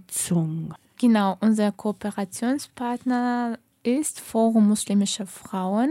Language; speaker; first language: German; non-native, fluent; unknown